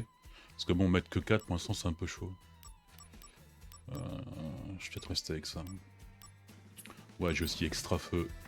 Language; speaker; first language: French; native; French